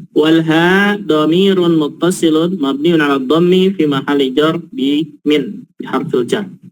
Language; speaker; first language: Arabic; non-native, fluent; Indonesian